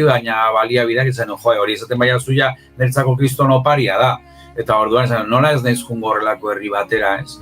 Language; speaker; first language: Basque; native; Basque